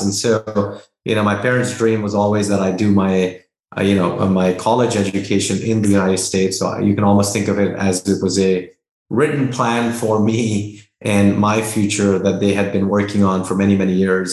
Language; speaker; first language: English; non-native, local second language; Hindi